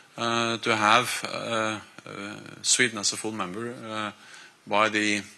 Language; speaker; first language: English; non-native, fluent; Norwegian